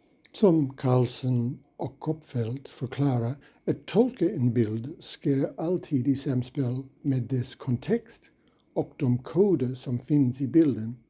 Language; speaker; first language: Swedish; non-native, fluent; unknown